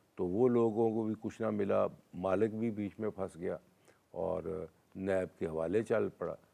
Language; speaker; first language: Urdu; non-native, local second language; Punjabi